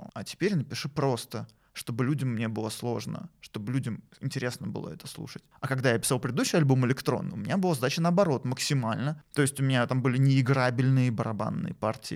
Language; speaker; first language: Russian; native; Russian